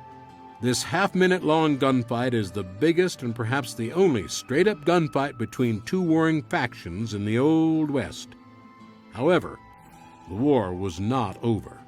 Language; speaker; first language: English; native; English